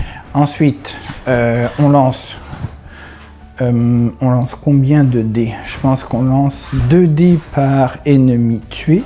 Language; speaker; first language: French; native; French